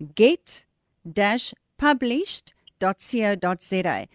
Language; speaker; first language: English; non-native, local second language; Afrikaans